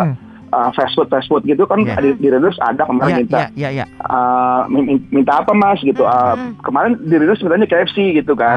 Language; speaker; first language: Indonesian; native; Indonesian